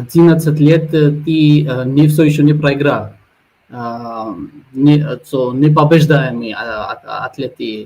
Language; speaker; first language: Russian; non-native, learner; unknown